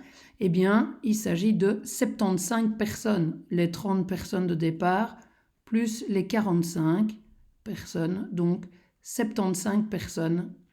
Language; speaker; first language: French; native; French